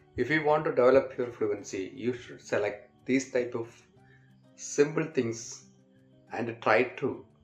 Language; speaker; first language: English; non-native, local second language; Malayalam